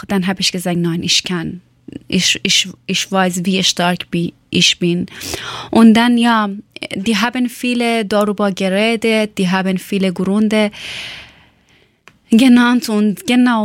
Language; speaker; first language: German; non-native, learner; Persian